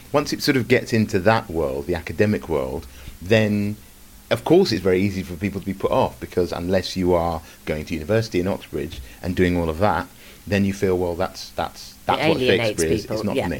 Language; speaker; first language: English; native; English